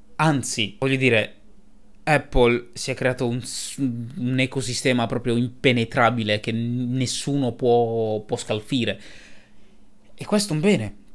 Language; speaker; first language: Italian; early bilingual, other home language; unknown